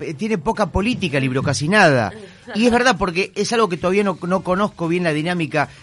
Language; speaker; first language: Spanish; native; Spanish